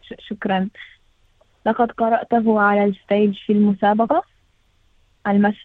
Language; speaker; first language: Arabic; early bilingual, heritage; Arabic